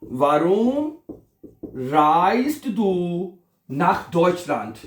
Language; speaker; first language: German; non-native, fluent; Urdu